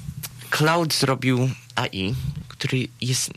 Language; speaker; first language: Polish; early bilingual, heritage; Polish